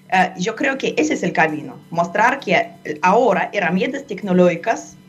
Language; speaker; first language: Spanish; non-native, fluent; Russian